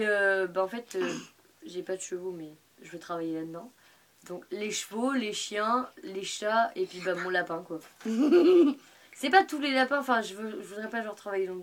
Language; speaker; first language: French; native; French